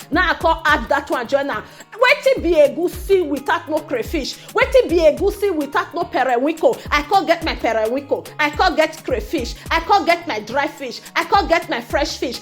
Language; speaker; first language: Nigerian Pidgin; native; Nigerian Pidgin